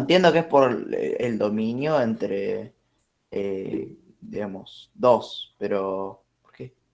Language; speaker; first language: Spanish; native; Spanish